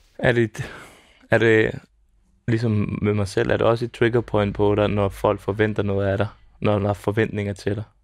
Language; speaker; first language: Danish; early bilingual, other home language; Serbian